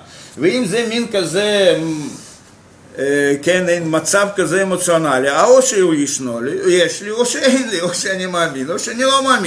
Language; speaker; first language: Hebrew; non-native, fluent; Russian